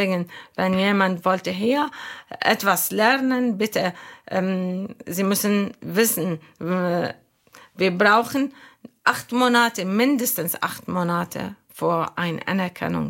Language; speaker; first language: German; non-native, learner; Arabic